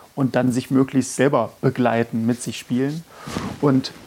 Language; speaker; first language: German; native; German